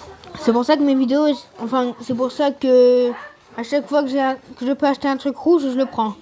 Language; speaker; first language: French; native; French